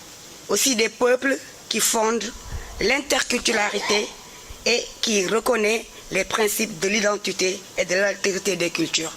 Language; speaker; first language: French; non-native, local second language; Wolof